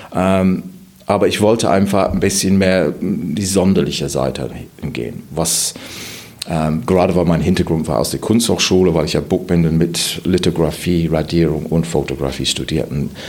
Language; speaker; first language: German; non-native, fluent; English